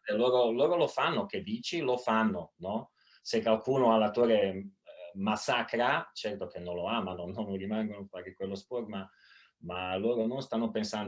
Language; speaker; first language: Italian; non-native, fluent; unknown